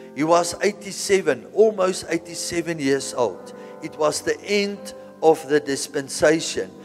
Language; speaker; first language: English; non-native, local second language; Afrikaans